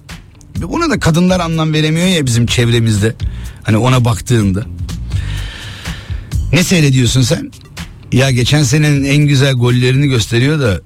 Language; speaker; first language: Turkish; native; Turkish